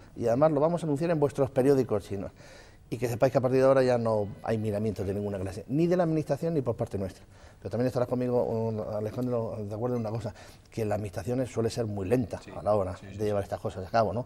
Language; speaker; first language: Spanish; native; Spanish